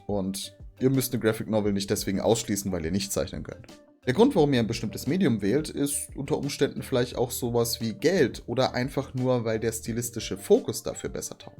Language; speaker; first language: German; native; German